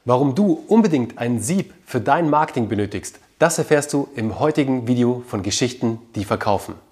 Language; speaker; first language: German; native; German